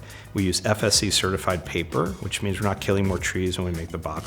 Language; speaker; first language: English; native; English